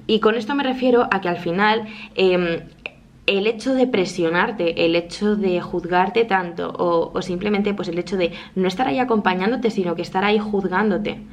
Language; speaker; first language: Spanish; native; Spanish